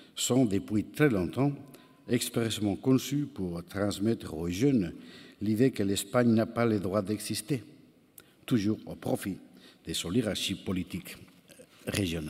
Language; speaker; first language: French; non-native, fluent; Spanish